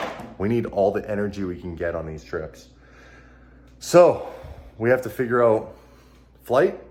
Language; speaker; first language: English; native; English